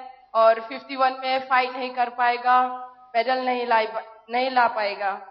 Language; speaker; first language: Hindi; non-native, local second language; Manipuri